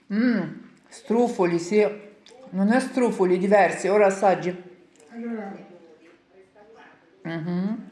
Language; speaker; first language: Italian; non-native, learner; Ukrainian